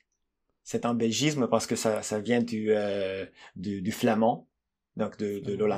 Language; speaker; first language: French; non-native, fluent; Italian